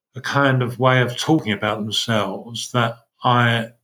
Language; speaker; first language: English; native; English